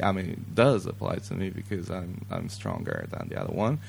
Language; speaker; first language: English; non-native, fluent; Japanese